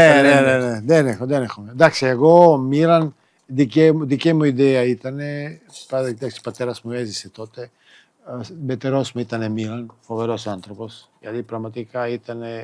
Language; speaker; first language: Greek; non-native, fluent; Serbian